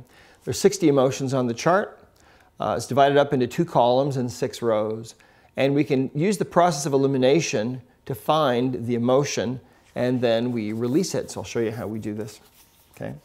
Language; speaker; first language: English; native; English